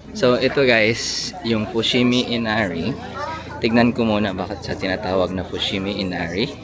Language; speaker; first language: Filipino; native; Filipino